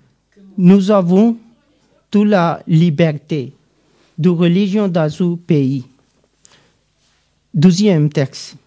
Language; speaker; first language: French; non-native, learner; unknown